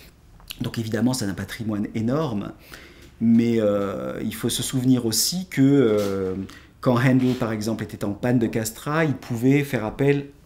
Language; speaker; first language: French; native; French